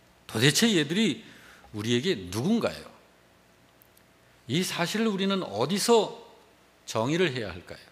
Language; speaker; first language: Korean; native; Korean